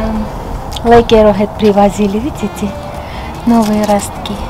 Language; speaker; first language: Russian; non-native, fluent; Armenian